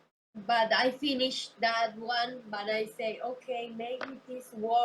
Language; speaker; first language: English; non-native, learner; Spanish